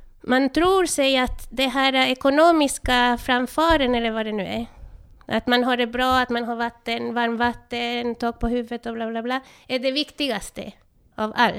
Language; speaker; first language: Swedish; non-native, fluent; Spanish